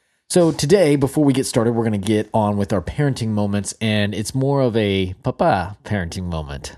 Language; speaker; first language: English; native; English